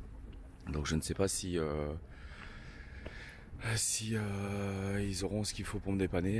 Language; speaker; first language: French; native; French